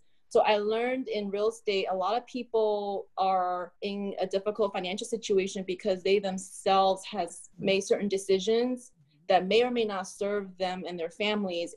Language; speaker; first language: English; early bilingual, other home language; Chinese